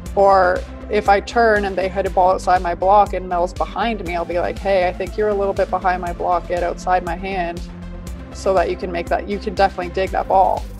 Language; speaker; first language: English; native; English